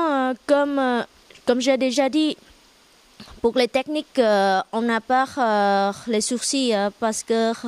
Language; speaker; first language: French; non-native, learner; Vietnamese